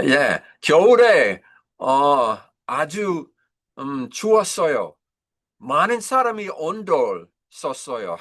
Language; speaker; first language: Korean; non-native, learner; English